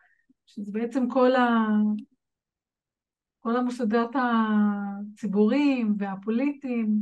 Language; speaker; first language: Hebrew; native; Hebrew